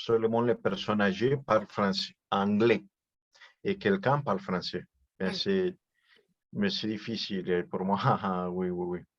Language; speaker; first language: French; non-native, learner; Spanish